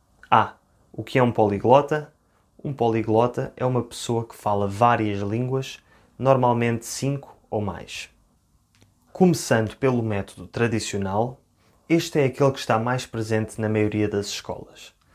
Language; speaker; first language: Portuguese; native; Portuguese